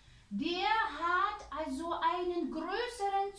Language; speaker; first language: German; non-native, fluent; Ukrainian